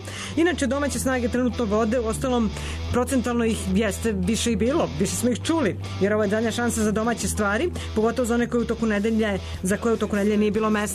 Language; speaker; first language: Serbian; native; Serbian